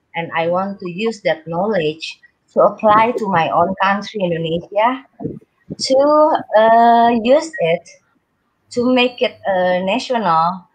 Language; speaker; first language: English; non-native, learner; Indonesian